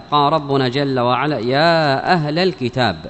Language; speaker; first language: Arabic; native; Arabic